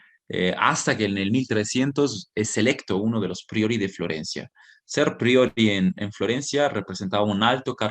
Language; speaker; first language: Spanish; native; Spanish